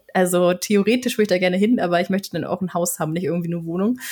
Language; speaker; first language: German; native; German